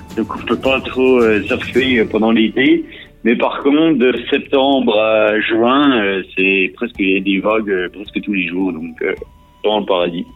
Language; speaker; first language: French; native; French